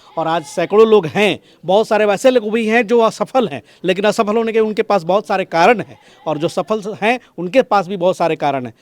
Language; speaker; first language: Hindi; native; Hindi